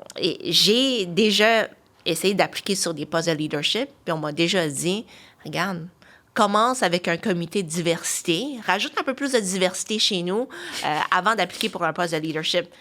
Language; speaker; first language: French; early bilingual, other home language; Chinese